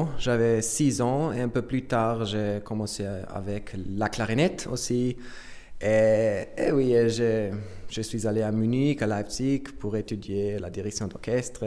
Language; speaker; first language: French; non-native, fluent; German